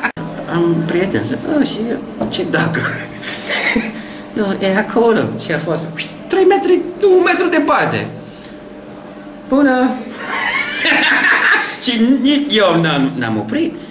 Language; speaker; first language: Romanian; non-native, learner; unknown